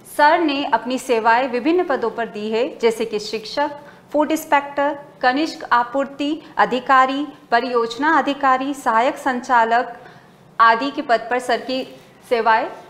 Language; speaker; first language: Hindi; native; Hindi